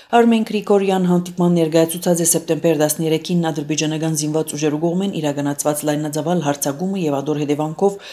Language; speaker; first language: Armenian; native; Armenian